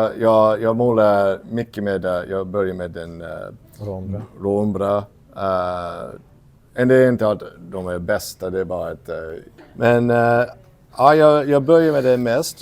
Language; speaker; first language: Swedish; non-native, fluent; English